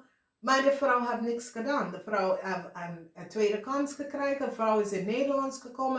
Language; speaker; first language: Dutch; non-native, fluent; English